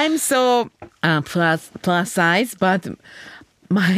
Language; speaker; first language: English; non-native, learner; Japanese